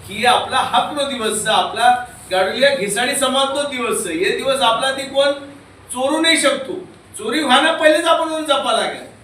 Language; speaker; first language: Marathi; non-native, local second language; Rajasthani